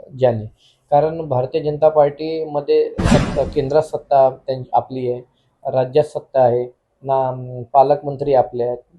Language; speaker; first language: Marathi; native; Marathi